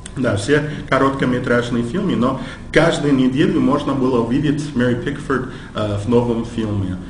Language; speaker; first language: Russian; non-native, fluent; English